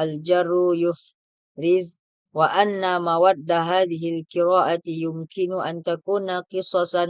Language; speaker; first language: Arabic; non-native, learner; Indonesian